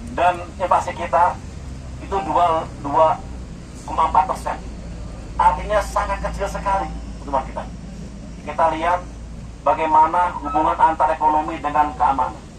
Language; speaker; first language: Indonesian; native; Indonesian